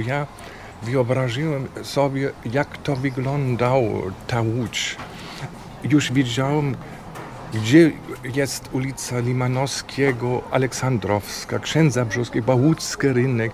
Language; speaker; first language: Polish; non-native, fluent; German